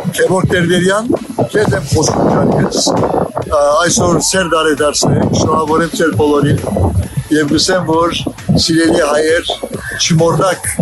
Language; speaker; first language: Armenian; early bilingual, heritage; Armenian